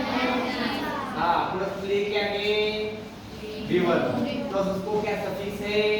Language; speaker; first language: Hindi; non-native, local second language; Marathi